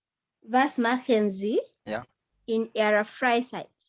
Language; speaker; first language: German; non-native, learner; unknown